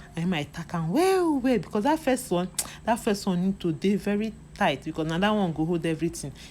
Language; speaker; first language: Nigerian Pidgin; non-native, local second language; Igbo